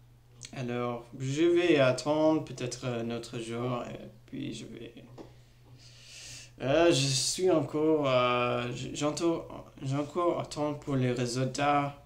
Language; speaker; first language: French; non-native, learner; English